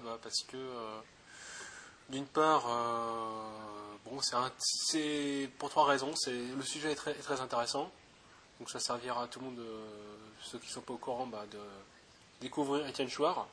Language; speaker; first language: French; native; French